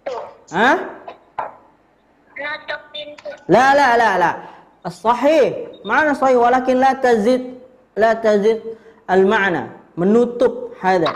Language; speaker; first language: Arabic; non-native, fluent; Indonesian